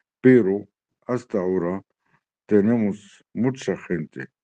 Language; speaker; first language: Spanish; non-native, learner; Arabic